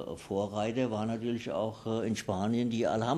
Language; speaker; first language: German; native; German